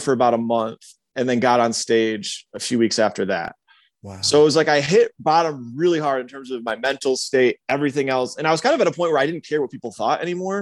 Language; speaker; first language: English; native; English